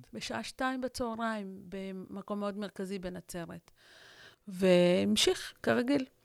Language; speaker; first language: Hebrew; non-native, local second language; Arabic